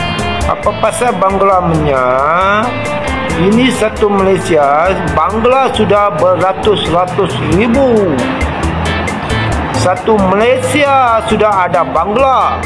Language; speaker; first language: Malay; non-native, local second language; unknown